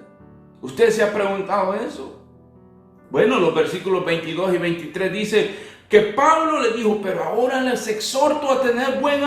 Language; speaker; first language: Spanish; native; Spanish